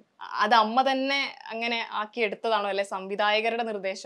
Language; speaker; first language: Malayalam; native; Malayalam